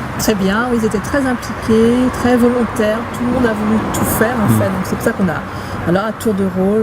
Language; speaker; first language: French; native; French